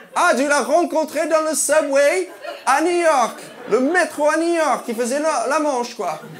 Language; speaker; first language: French; non-native, fluent; English